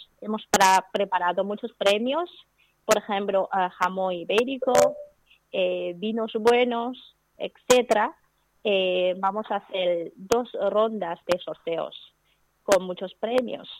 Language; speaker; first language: Spanish; non-native, learner; Chinese